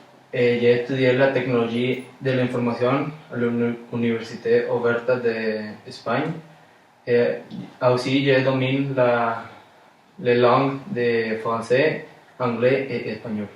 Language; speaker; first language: French; non-native, learner; Spanish